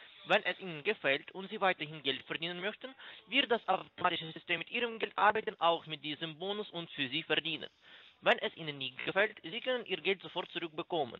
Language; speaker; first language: German; non-native, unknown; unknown